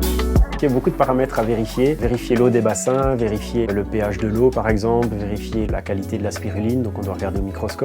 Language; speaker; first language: French; native; French